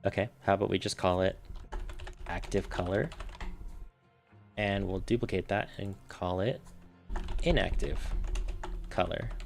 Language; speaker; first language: English; native; English